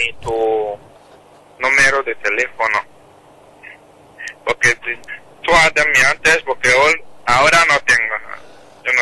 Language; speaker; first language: Spanish; non-native, learner; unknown